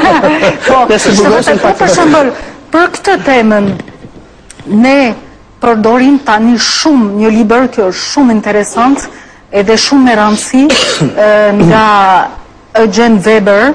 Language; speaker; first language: Albanian; non-native, fluent; French